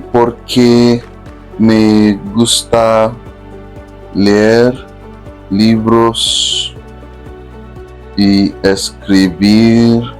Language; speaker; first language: Spanish; non-native, fluent; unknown